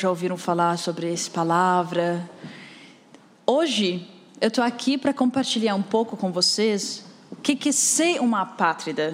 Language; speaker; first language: Portuguese; non-native, fluent; Arabic